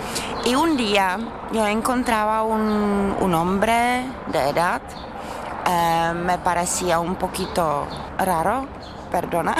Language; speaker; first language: Spanish; non-native, learner; Czech